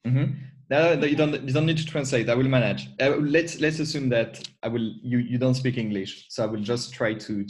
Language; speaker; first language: English; non-native, fluent; French